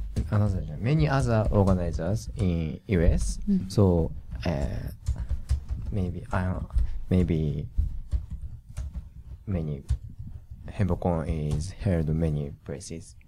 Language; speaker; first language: English; non-native, learner; Japanese